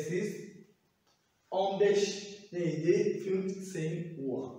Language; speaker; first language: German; non-native, learner; Turkish